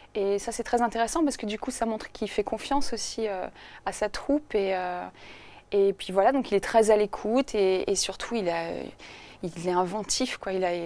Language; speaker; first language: French; native; French